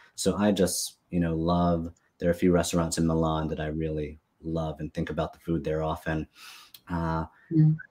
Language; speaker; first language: English; native; English